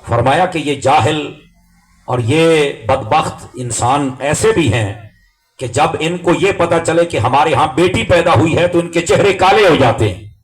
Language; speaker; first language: Urdu; non-native, local second language; Punjabi